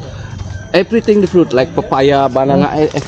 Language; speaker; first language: English; non-native, learner; Balinese